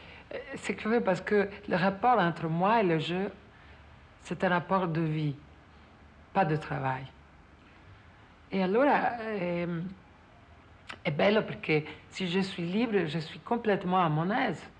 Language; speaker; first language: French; non-native, fluent; Italian